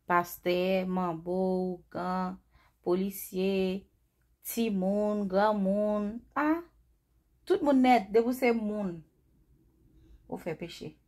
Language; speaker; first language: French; non-native, local second language; Haitian Creole